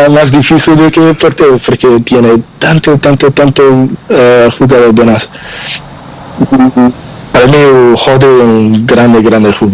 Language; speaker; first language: Spanish; non-native, learner; Portuguese